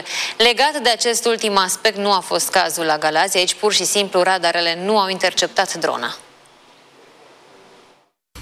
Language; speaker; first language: Romanian; native; Romanian